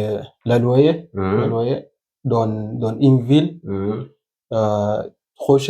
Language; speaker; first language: French; non-native, learner; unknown